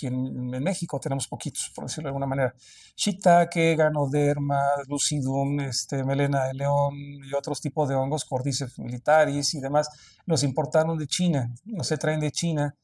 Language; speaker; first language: Spanish; native; Spanish